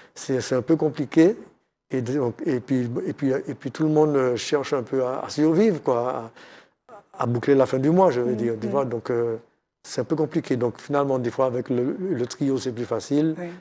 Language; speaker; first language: French; native; French